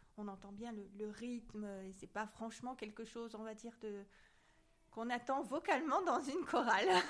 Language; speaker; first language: French; native; French